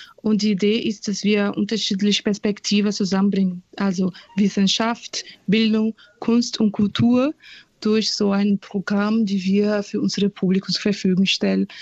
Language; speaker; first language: German; non-native, fluent; Portuguese